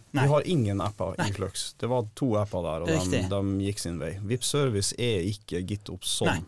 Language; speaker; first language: Norwegian; native; Norwegian